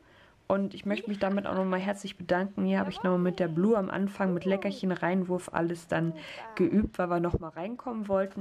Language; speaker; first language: German; native; German